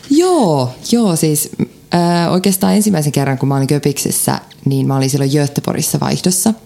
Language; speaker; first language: Finnish; native; Finnish